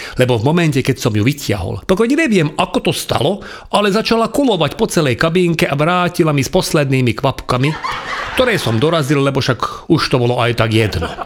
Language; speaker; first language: Slovak; non-native, local second language; Hungarian